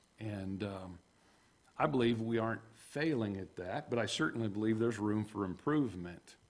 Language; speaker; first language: English; native; English